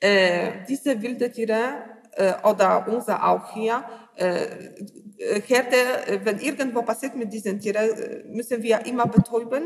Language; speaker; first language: German; non-native, learner; Polish